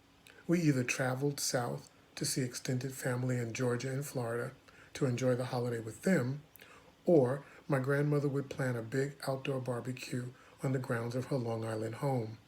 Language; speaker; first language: English; native; English